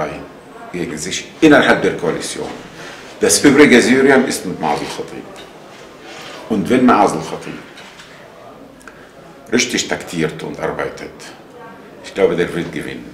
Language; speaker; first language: German; non-native, fluent; Arabic